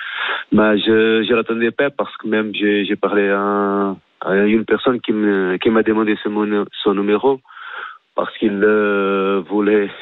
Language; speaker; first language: French; non-native, fluent; Portuguese